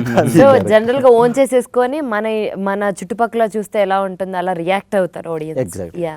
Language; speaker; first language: Telugu; native; Telugu